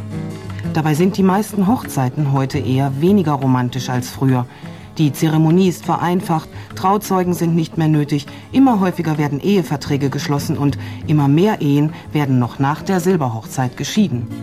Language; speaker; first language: German; native; German